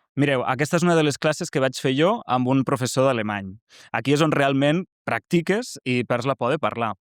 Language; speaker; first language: Catalan; native; Catalan